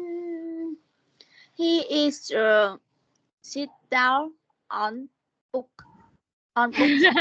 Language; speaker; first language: English; non-native, learner; Vietnamese